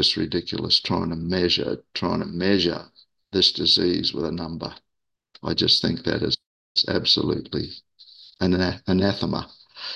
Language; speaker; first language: English; native; English